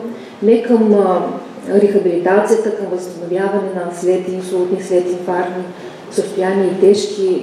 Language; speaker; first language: Bulgarian; native; Bulgarian